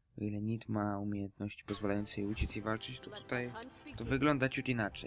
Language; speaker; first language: Polish; native; Polish